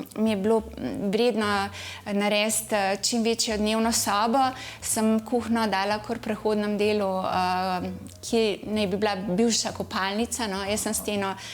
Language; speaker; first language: Slovenian; native; Slovenian